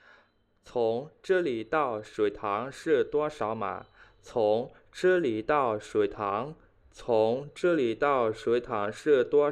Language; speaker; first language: Chinese; non-native, fluent; Khmer